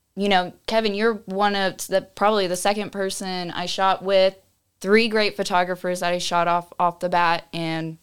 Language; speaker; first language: English; native; English